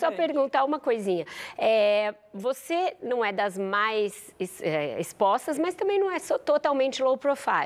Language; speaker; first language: Portuguese; native; Portuguese